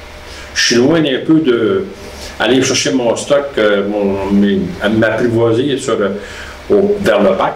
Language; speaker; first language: French; native; French